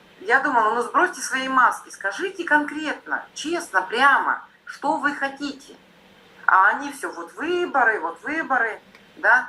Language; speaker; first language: Russian; non-native, local second language; Yakut